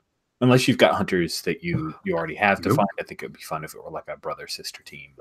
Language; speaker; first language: English; native; English